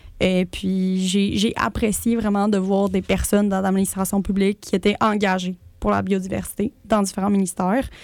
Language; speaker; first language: French; early bilingual, other home language; Spanish